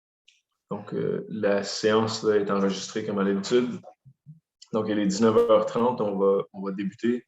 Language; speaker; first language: French; native; French